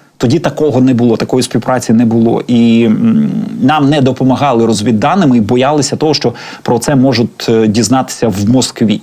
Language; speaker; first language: Ukrainian; native; Ukrainian